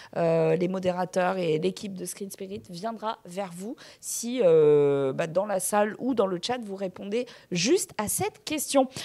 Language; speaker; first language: French; native; French